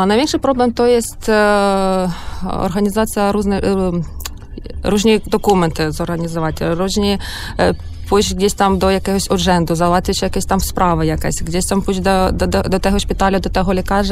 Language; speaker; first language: Polish; non-native, learner; Ukrainian